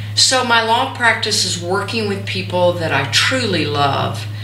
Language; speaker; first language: English; native; English